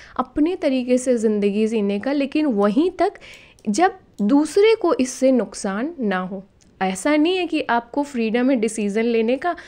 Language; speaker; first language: Hindi; native; Hindi